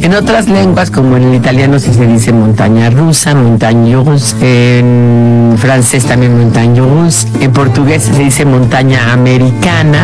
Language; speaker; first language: Spanish; native; Spanish